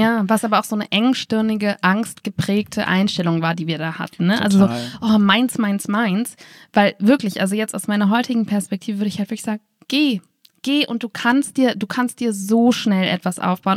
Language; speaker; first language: German; native; German